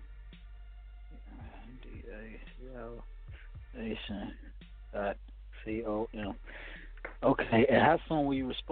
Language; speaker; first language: English; native; English